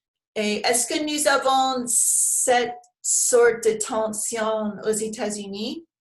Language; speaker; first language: French; non-native, learner; English